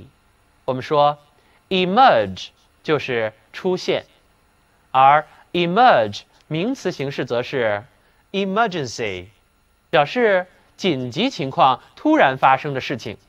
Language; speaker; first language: Chinese; native; Chinese